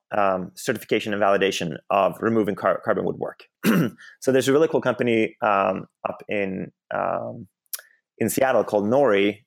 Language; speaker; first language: English; non-native, fluent; Swedish